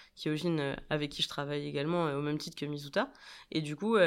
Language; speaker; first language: French; native; French